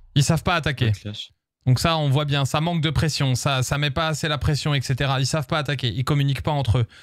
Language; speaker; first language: French; native; French